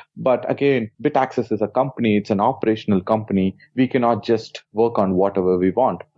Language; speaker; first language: English; non-native, local second language; Tamil